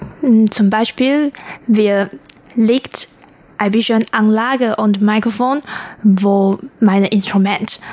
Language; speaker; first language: German; non-native, learner; Chinese